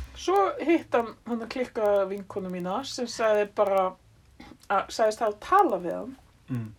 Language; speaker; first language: Icelandic; early bilingual, other home language; French